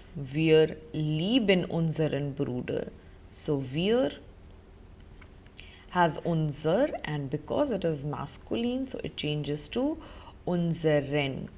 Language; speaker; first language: German; non-native, fluent; Hindi